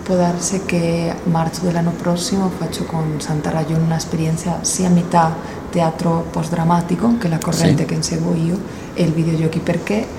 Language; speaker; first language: Italian; non-native, learner; Spanish